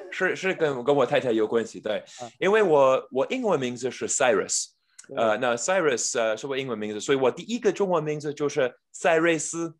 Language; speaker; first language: Chinese; non-native, fluent; English